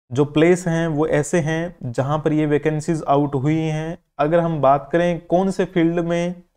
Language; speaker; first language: Hindi; native; Hindi